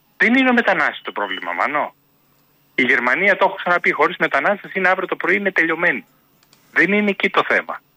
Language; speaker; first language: Greek; native; Greek